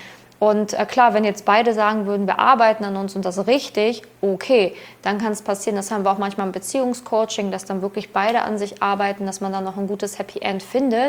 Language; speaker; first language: German; native; German